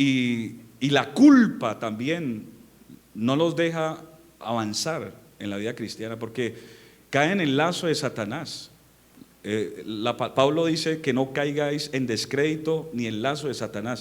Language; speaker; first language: Spanish; native; Spanish